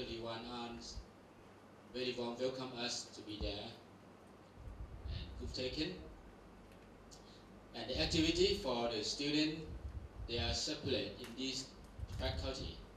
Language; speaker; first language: English; non-native, learner; Thai